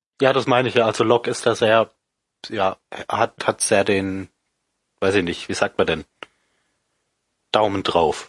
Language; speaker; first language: German; native; German